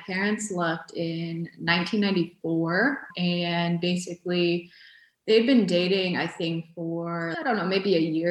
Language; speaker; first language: English; early bilingual, other home language; Bosnian